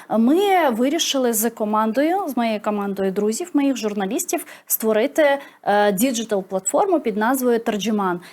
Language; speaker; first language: Ukrainian; non-native, local second language; Crimean Tatar